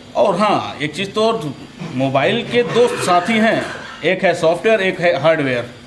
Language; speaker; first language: Hindi; native; Hindi